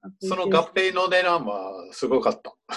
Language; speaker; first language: Japanese; non-native, fluent; English